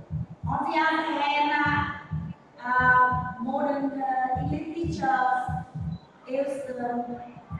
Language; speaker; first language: English; non-native, learner; Vietnamese